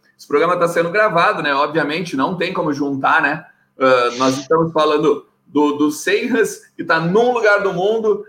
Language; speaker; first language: Portuguese; native; Portuguese